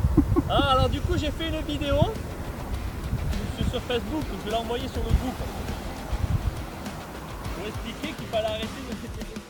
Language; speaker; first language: French; native; French